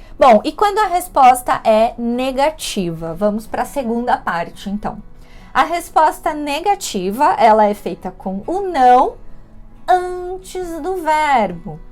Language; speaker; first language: Portuguese; native; Portuguese